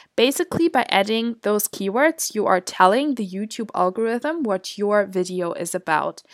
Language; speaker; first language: English; non-native, fluent; German